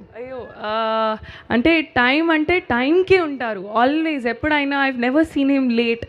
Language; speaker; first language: Telugu; non-native, learner; Hindi